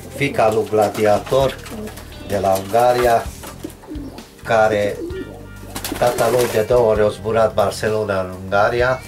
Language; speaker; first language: Romanian; non-native, local second language; Hungarian